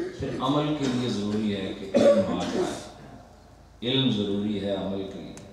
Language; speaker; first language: Urdu; non-native, local second language; Punjabi